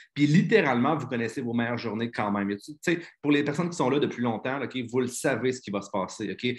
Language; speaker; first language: French; native; French